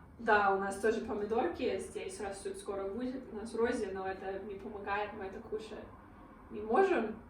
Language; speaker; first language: Russian; non-native, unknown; English